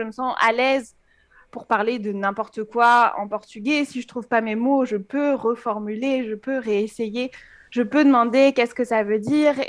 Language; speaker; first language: French; native; French